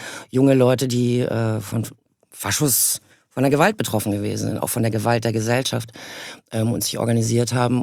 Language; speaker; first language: German; native; German